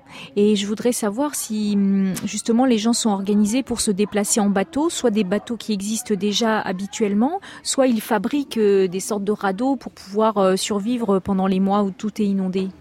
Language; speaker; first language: French; native; French